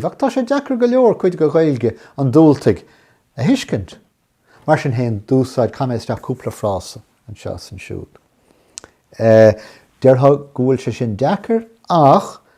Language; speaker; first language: Irish; non-native, local second language; English